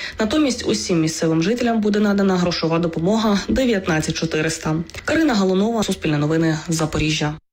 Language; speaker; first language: Ukrainian; native; Ukrainian